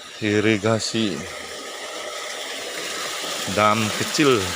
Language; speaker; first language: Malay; non-native, local second language; Balinese